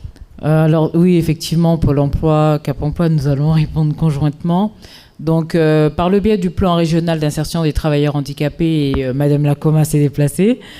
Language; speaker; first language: French; native; French